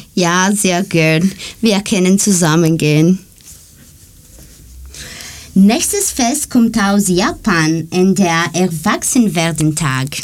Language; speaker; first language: German; non-native, learner; Greek